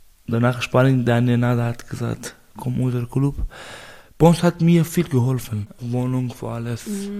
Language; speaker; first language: German; non-native, learner; Persian